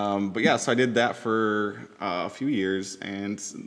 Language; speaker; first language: English; native; English